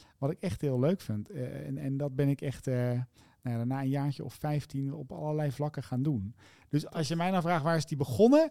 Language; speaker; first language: Dutch; native; Dutch